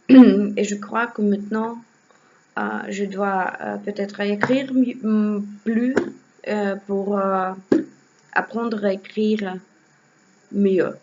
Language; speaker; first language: French; non-native, learner; Russian